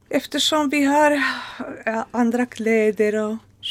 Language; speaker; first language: Swedish; non-native, learner; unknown